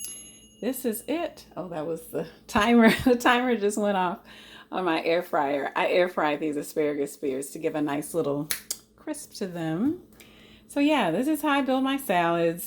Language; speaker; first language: English; native; English